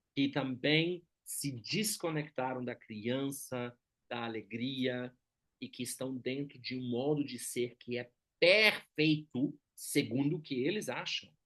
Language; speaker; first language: Portuguese; non-native, fluent; German